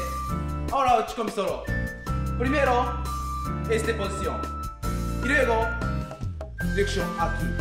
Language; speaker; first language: Spanish; non-native, learner; Japanese